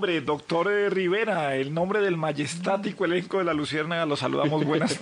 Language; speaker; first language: Spanish; native; Spanish